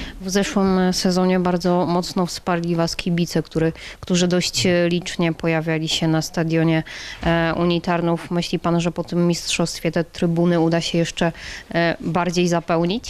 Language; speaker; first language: Polish; native; Polish